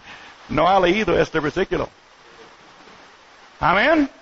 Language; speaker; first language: Spanish; non-native, learner; English